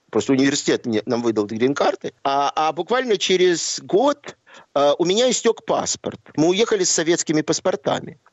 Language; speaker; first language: Russian; native; Russian